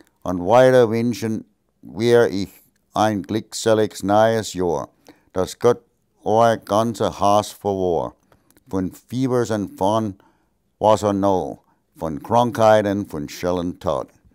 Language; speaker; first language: German; early bilingual, heritage; German